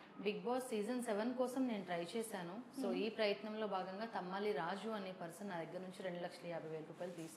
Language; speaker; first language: Telugu; native; Telugu